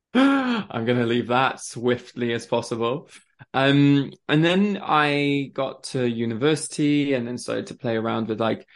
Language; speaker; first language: English; early bilingual, other home language; French